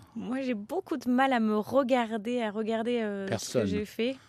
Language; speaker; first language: French; early bilingual, other home language; Turkish